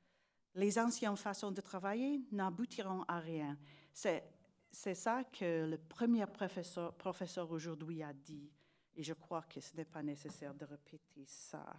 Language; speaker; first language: French; non-native, learner; English